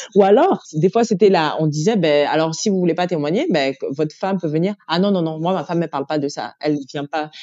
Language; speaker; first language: French; native; French